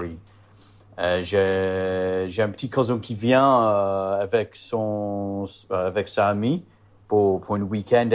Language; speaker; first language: French; non-native, learner; English